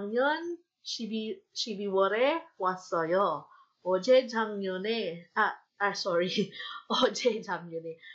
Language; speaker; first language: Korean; non-native, fluent; Filipino